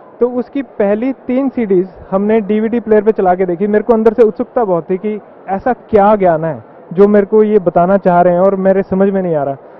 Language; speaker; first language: Hindi; native; Hindi